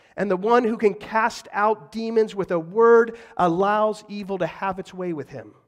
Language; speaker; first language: English; native; English